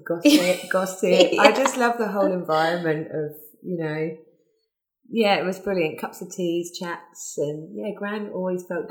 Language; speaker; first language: English; native; English